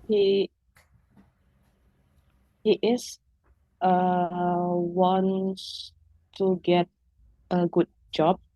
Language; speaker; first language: English; non-native, learner; Indonesian